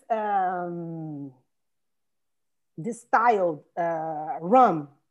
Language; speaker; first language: English; non-native, fluent; Portuguese